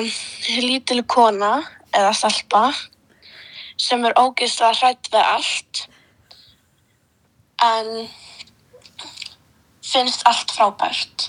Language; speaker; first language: Icelandic; early bilingual, other home language; Polish